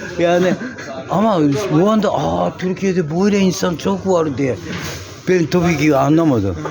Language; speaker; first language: Turkish; non-native, learner; Japanese